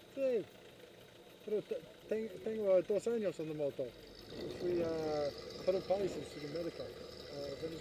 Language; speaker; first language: Spanish; non-native, learner; English